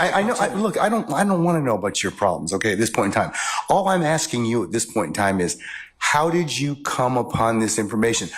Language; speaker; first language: English; native; English